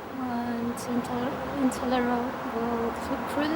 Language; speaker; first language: German; non-native, fluent; Japanese